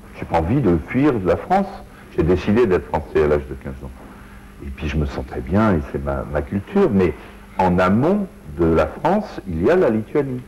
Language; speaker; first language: French; early bilingual, other home language; Lithuanian